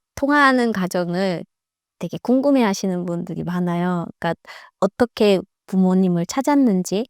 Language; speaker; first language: Korean; native; Korean